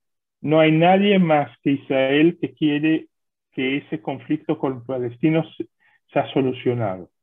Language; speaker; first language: Spanish; non-native, fluent; Hebrew